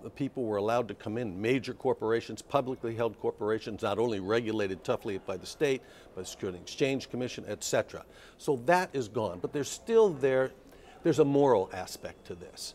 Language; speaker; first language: English; native; English